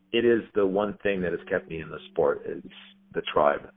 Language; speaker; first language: English; native; English